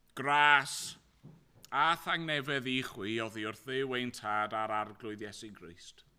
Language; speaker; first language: Welsh; native; Welsh